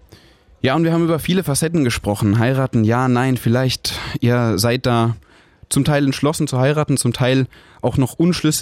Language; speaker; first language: German; native; German